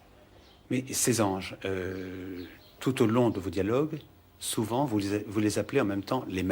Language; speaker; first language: French; native; French